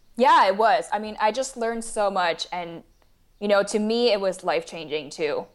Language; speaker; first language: English; non-native, fluent; Chinese